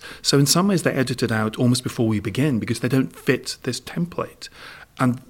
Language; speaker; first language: English; native; English